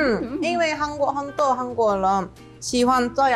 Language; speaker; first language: Chinese; non-native, learner; Korean